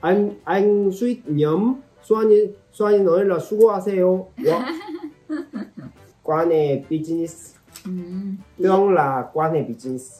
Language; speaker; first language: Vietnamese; non-native, learner; Korean